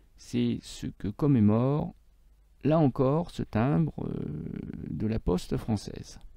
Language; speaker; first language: French; native; French